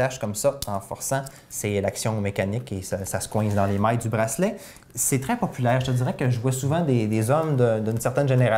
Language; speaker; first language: French; native; French